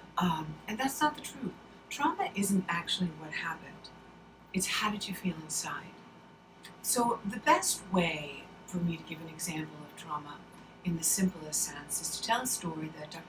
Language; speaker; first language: English; native; English